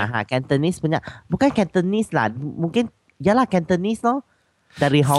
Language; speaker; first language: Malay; non-native, local second language; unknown